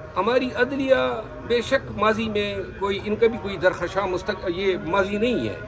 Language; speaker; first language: Urdu; non-native, local second language; Pashto